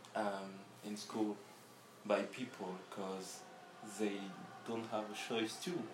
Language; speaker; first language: English; non-native, learner; French